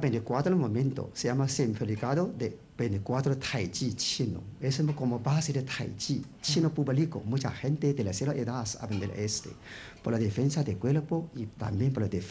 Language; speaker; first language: Spanish; non-native, learner; Chinese